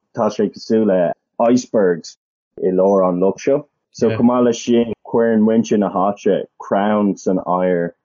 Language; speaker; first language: Irish; non-native, local second language; English